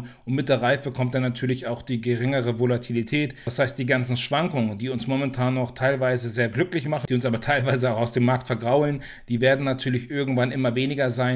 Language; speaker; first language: German; native; German